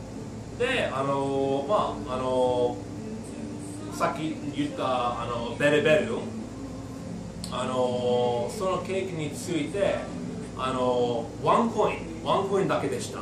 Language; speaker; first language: Japanese; non-native, fluent; English